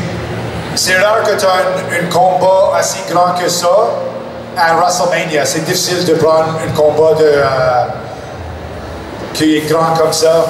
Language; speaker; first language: French; non-native, local second language; English